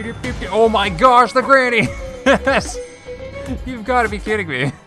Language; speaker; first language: English; native; English